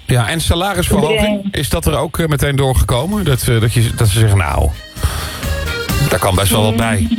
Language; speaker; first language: Dutch; native; Dutch